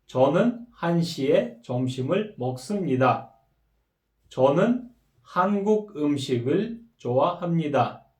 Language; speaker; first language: Korean; non-native, fluent; Kyrgyz